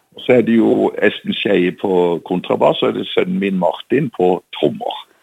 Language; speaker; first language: Norwegian; native; Norwegian